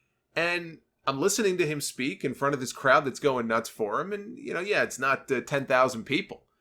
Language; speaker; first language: English; native; English